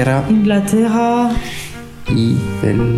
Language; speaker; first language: Spanish; non-native, fluent; French